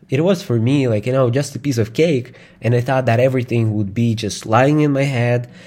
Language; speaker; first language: English; non-native, fluent; Russian